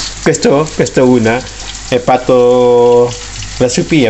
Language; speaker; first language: Italian; non-native, learner; Filipino